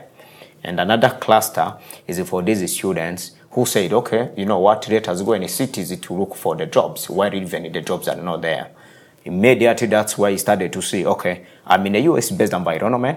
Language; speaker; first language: English; non-native, local second language; Kinyarwanda